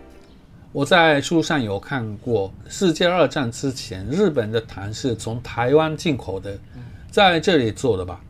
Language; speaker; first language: Chinese; non-native, fluent; Japanese